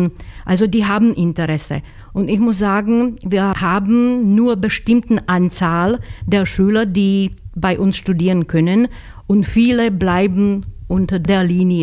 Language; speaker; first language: German; non-native, fluent; Slovak